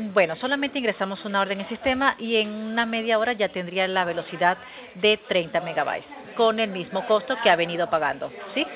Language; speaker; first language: Spanish; native; Spanish